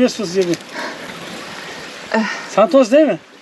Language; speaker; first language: Turkish; native; Turkish